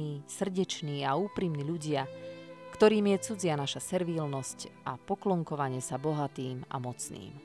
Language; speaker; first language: Slovak; native; Slovak